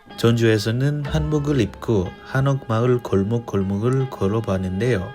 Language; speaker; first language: Korean; non-native, fluent; Indonesian